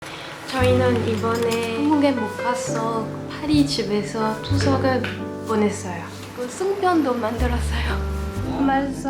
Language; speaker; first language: Korean; non-native, fluent; French